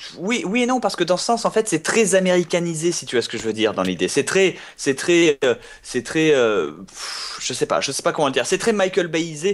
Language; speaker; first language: French; native; French